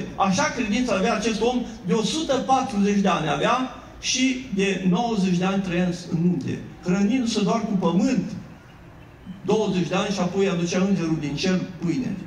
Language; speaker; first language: Romanian; native; Romanian